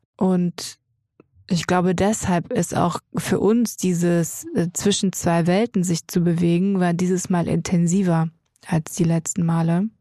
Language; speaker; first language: German; native; German